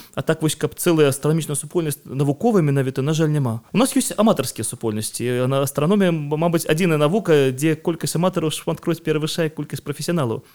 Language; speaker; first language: Belarusian; non-native, local second language; Russian